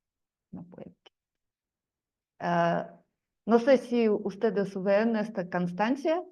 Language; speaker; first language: Spanish; non-native, fluent; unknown